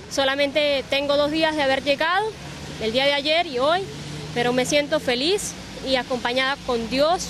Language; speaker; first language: Spanish; native; Spanish